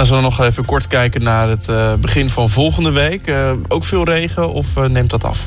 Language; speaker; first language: Dutch; native; Dutch